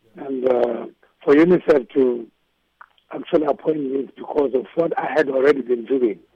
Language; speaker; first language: English; non-native, local second language; Shona